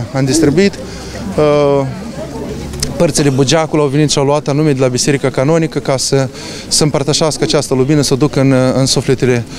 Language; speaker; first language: Romanian; native; Romanian